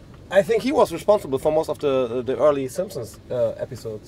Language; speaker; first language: English; non-native, fluent; German